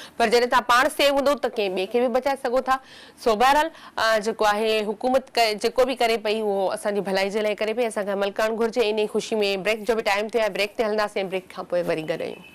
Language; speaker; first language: Sindhi; native; Sindhi